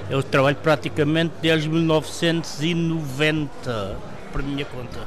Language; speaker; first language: Portuguese; native; Portuguese